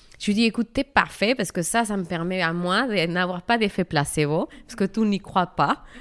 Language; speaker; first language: French; non-native, fluent; Spanish